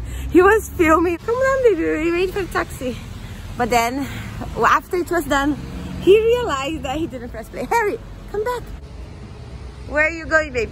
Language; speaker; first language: English; non-native, fluent; Portuguese